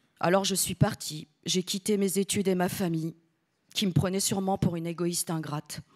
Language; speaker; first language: French; early bilingual, other home language; Italian